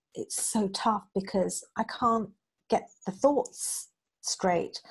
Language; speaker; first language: English; native; English